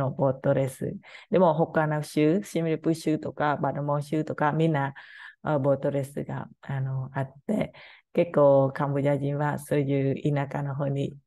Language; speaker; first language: Japanese; non-native, learner; Khmer